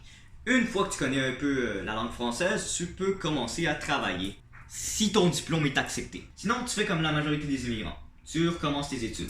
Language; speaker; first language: French; native; French